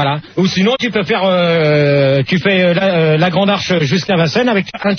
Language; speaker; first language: French; native; French